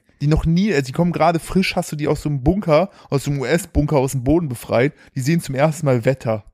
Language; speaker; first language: German; native; German